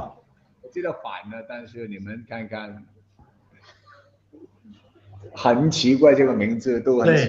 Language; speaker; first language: Chinese; non-native, local second language; Cantonese